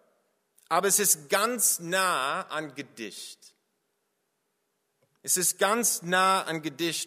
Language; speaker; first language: German; non-native, fluent; English